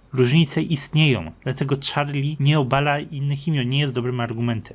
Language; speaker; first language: Polish; native; Polish